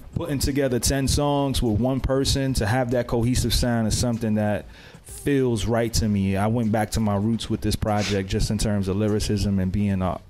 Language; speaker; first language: English; native; English